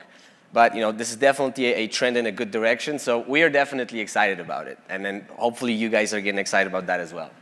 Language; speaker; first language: English; non-native, fluent; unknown